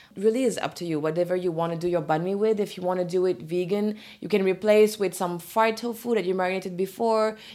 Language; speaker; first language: English; non-native, fluent; French